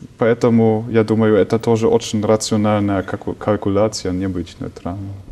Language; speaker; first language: Russian; non-native, fluent; German